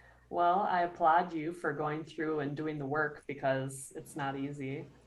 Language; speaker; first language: English; native; English